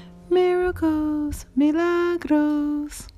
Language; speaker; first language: Spanish; non-native, learner; English